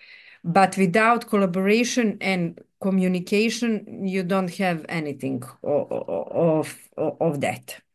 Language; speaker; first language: English; non-native, fluent; Serbian